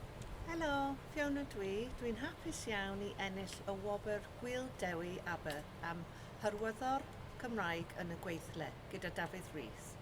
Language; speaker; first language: Welsh; non-native, learner; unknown